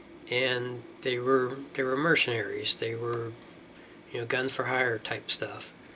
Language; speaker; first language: English; native; English